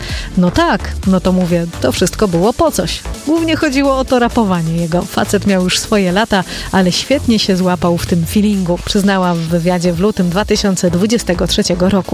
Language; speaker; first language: Polish; native; Polish